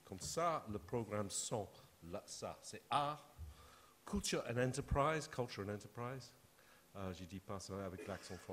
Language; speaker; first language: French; non-native, fluent; English